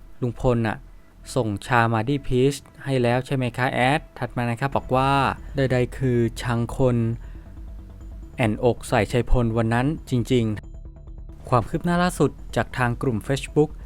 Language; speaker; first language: Thai; native; Thai